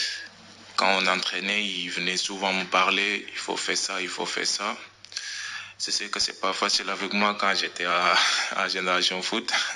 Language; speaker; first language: French; non-native, local second language; Wolof